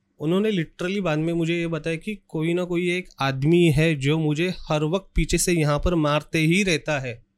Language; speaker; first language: Hindi; non-native, local second language; Marathi